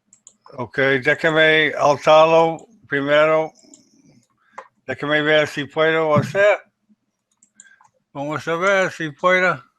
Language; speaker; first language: Spanish; non-native, learner; English